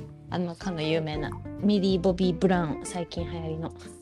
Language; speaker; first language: Japanese; native; Japanese